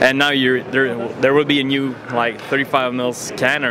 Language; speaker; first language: English; non-native, fluent; French